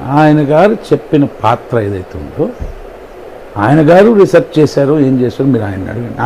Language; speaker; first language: Telugu; non-native, local second language; Tamil